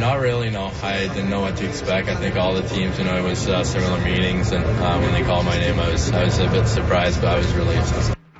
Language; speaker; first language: English; non-native, fluent; French